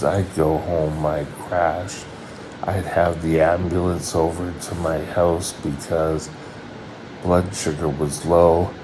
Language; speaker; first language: English; native; English